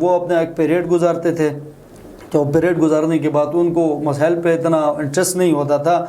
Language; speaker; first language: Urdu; non-native, local second language; Shina